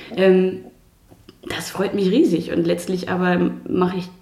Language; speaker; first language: German; native; German